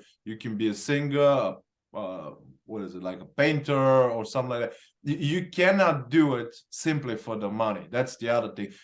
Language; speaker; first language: English; non-native, fluent; Bulgarian